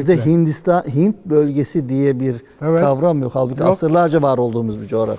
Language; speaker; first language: Turkish; native; Turkish